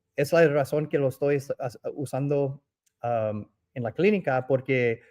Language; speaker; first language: Spanish; early bilingual, other home language; English